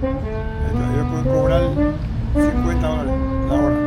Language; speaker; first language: Spanish; native; Spanish